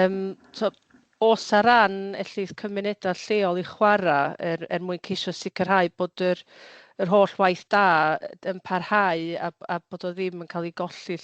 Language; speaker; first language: Welsh; native; Welsh